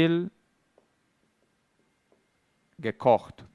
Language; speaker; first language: German; non-native, fluent; Spanish